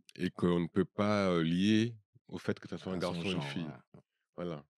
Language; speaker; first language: French; native; French